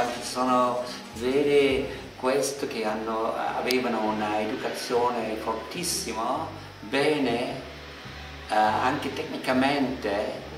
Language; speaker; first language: Italian; non-native, learner; German